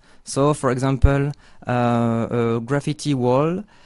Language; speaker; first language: English; non-native, learner; French